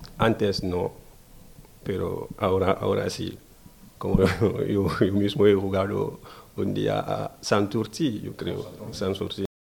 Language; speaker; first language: Spanish; non-native, learner; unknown